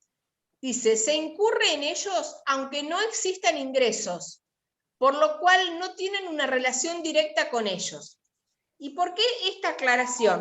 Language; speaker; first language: Spanish; native; Spanish